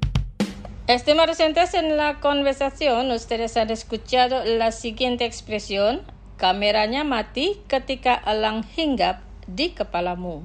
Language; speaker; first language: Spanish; non-native, fluent; Indonesian